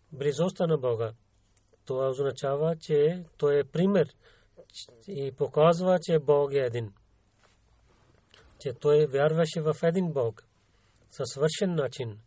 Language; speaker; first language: Bulgarian; non-native, learner; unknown